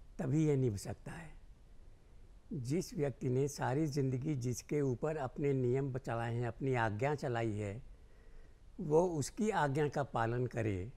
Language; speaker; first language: Hindi; native; Hindi